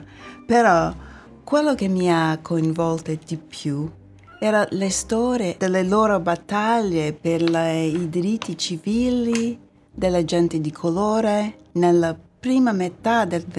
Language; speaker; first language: Italian; non-native, fluent; English